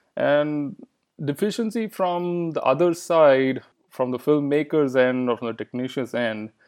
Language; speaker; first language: English; non-native, local second language; Kannada